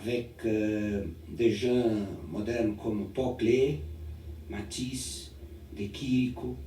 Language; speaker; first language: French; non-native, learner; Portuguese